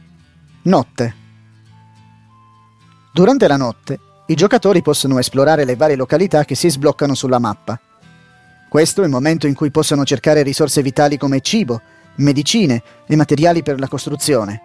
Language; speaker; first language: Italian; native; Italian